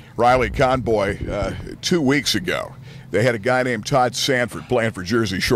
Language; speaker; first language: English; native; English